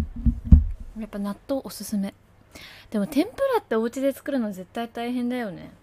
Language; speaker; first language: Japanese; native; Japanese